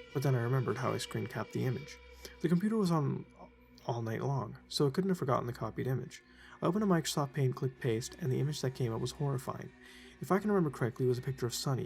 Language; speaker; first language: English; native; English